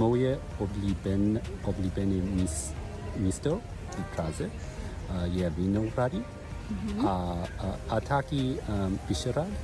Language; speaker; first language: Czech; non-native, learner; English